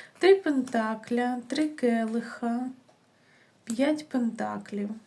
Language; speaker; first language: Ukrainian; non-native, local second language; Russian